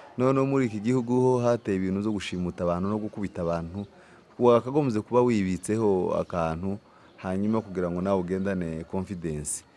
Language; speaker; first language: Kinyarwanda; native; Kinyarwanda